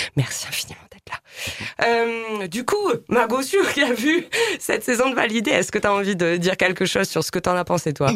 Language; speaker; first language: French; native; French